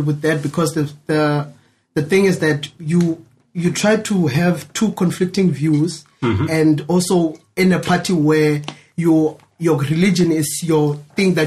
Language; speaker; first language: English; non-native, local second language; Northern Sotho